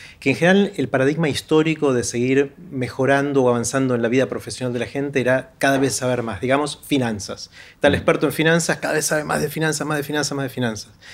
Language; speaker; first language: Spanish; native; Spanish